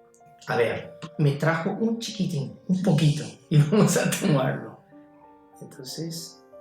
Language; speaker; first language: Spanish; non-native, fluent; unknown